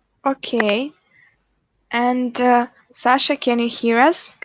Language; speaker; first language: English; non-native, fluent; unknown